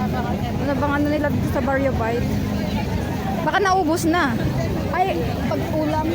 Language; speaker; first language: Filipino; non-native, local second language; Cebuano